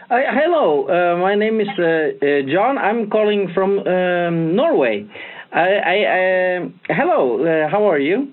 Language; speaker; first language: English; non-native, learner; Norwegian